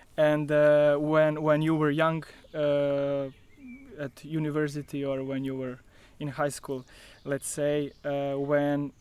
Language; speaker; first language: English; non-native, fluent; Croatian